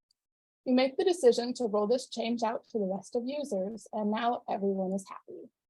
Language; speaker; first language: English; native; English